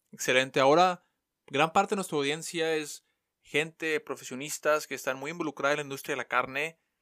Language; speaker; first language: Spanish; native; Spanish